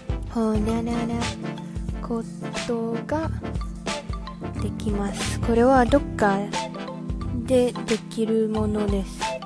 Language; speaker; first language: Japanese; non-native, learner; Cantonese